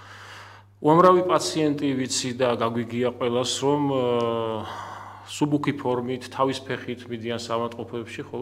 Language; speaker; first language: Georgian; native; Georgian